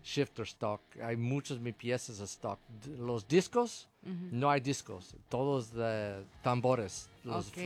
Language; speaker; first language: Spanish; non-native, learner; English